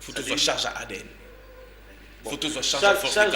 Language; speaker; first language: French; non-native, local second language; Lingala